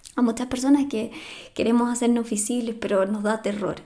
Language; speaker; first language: Spanish; native; Spanish